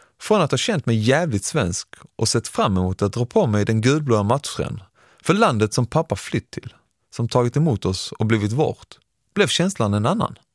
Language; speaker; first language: Swedish; early bilingual, other home language; Persian